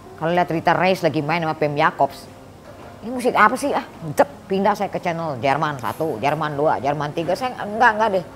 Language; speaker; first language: Indonesian; early bilingual, heritage; Indonesian